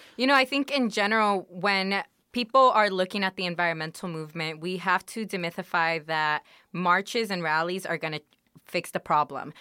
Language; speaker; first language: English; native; English